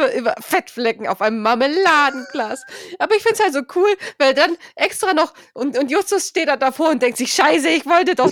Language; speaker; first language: German; native; German